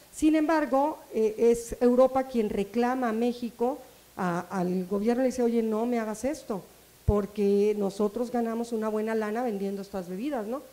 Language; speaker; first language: Spanish; native; Spanish